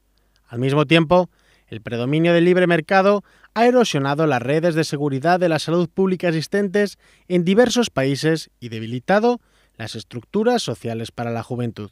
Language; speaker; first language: Spanish; native; Spanish